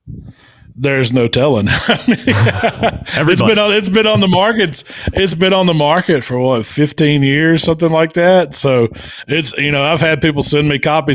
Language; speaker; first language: English; native; English